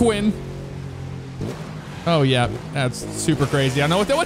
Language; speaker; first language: English; native; English